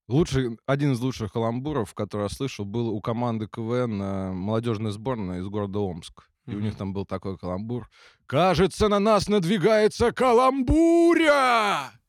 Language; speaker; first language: Russian; native; Russian